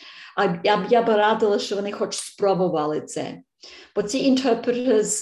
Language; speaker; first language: Ukrainian; early bilingual, heritage; Ukrainian